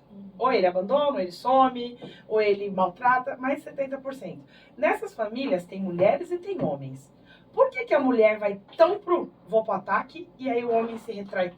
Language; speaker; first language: Portuguese; native; Portuguese